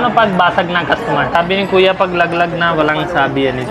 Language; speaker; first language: Filipino; non-native, learner; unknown